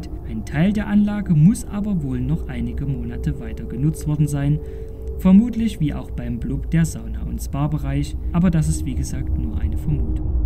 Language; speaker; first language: German; native; German